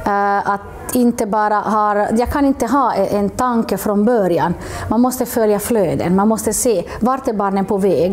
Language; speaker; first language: Swedish; non-native, local second language; Finnish